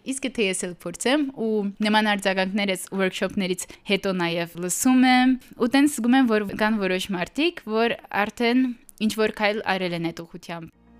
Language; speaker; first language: Armenian; early bilingual, heritage; Armenian